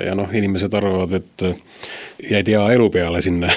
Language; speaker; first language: Estonian; native; Estonian